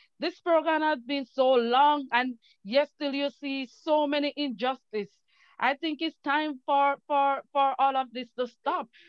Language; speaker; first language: English; native; English